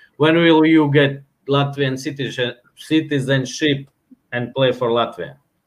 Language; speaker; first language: English; non-native, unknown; Latvian